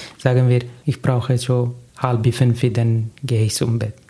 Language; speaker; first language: German; non-native, learner; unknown